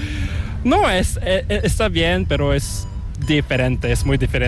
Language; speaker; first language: Spanish; non-native, learner; Korean